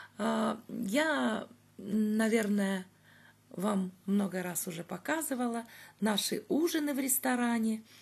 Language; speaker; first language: Russian; native; Russian